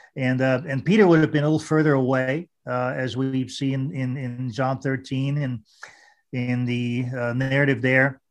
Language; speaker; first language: English; non-native, fluent; German